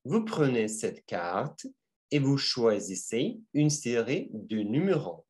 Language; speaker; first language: French; non-native, fluent; Russian